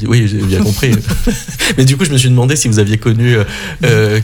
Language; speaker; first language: French; native; French